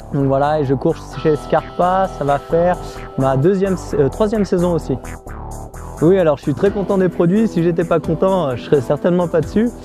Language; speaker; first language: French; native; French